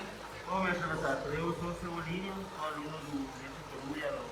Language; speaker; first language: Portuguese; non-native, fluent; Spanish